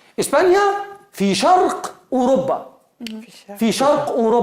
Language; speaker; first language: Arabic; non-native, fluent; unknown